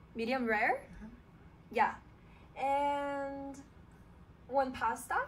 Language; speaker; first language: English; non-native, learner; Korean